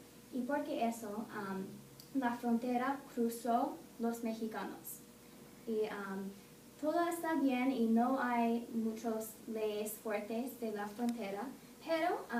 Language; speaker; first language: Spanish; non-native, learner; English